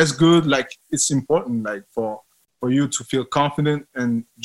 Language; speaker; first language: English; non-native, fluent; French